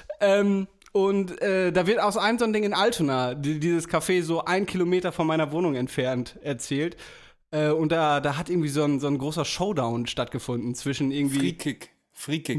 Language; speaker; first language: German; native; German